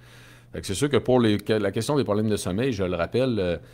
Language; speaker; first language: French; native; French